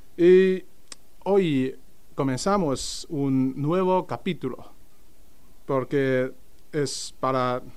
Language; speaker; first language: Spanish; non-native, learner; Chinese